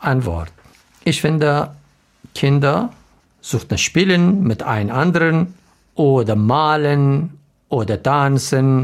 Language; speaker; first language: German; non-native, learner; Arabic